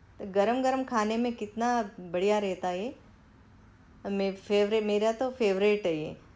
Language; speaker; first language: Hindi; non-native, local second language; Telugu